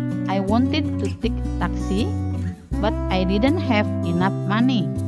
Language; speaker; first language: English; non-native, fluent; Indonesian